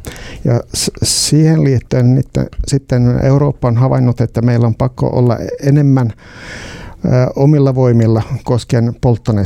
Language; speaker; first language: Finnish; non-native, local second language; Swedish